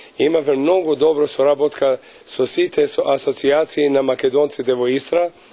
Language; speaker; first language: Macedonian; early bilingual, heritage; Albanian